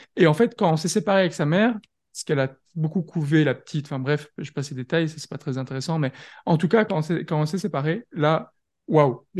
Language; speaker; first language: French; native; French